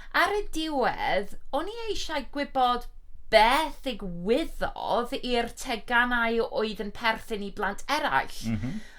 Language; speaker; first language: Welsh; non-native, fluent; English